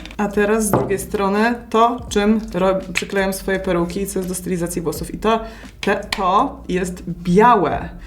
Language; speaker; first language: Polish; native; Polish